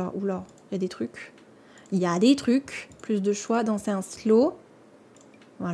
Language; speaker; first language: French; native; French